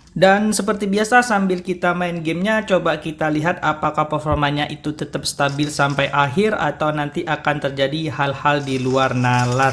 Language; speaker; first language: Indonesian; native; Indonesian